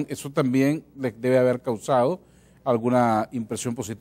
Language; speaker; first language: Spanish; native; Spanish